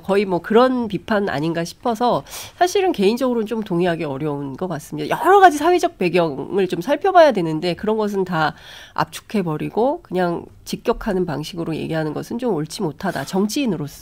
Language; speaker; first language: Korean; native; Korean